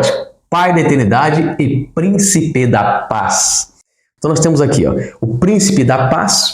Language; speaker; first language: Portuguese; native; Portuguese